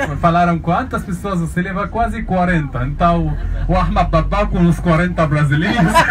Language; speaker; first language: Portuguese; non-native, learner; Arabic